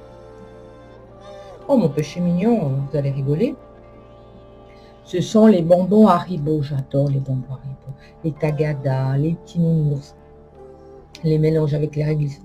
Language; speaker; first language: French; native; French